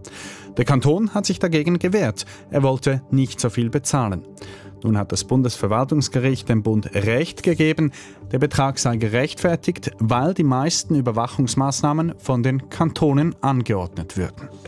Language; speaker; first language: German; native; German